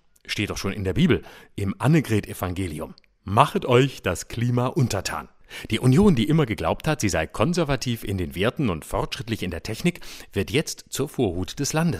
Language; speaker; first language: German; native; German